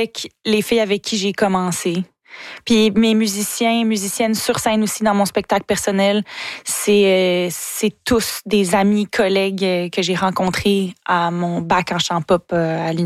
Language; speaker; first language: French; native; French